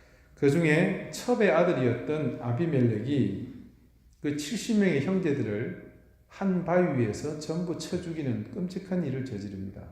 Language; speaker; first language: Korean; native; Korean